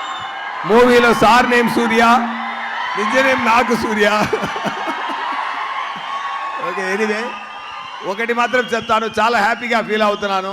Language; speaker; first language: Telugu; non-native, learner; Tamil